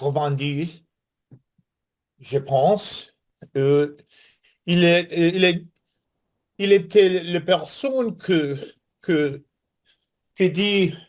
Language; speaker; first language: French; non-native, learner; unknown